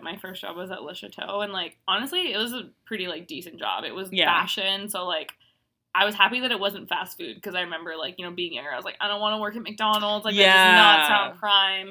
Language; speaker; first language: English; non-native, fluent; Hungarian